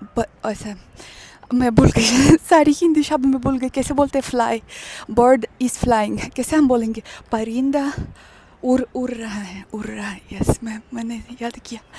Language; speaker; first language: Hindi; non-native, learner; Russian